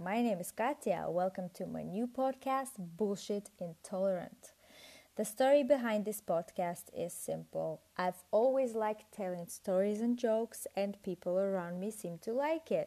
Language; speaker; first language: English; non-native, fluent; Russian